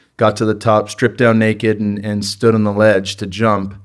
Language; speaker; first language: English; native; English